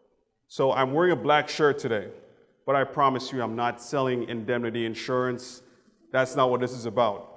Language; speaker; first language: English; native; English